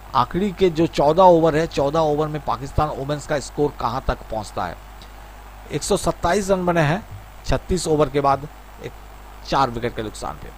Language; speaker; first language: Hindi; non-native, local second language; Bangla